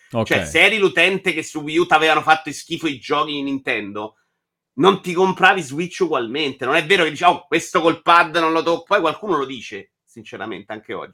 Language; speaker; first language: Italian; native; Italian